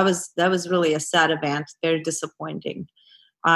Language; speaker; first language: English; non-native, fluent; Azerbaijani